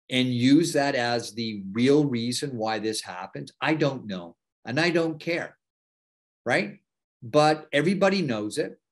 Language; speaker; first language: English; native; English